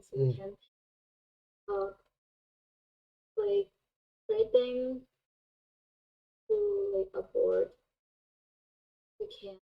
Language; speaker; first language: English; non-native, fluent; Thai